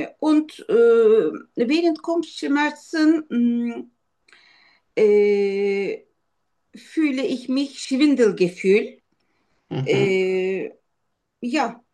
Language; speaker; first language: German; non-native, learner; Turkish